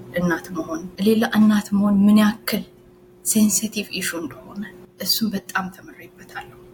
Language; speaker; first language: Amharic; native; Amharic